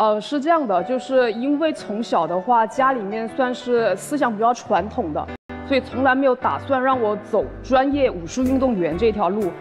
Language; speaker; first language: Chinese; native; Chinese